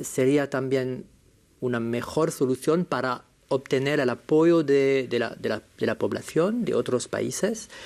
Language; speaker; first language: Spanish; non-native, fluent; French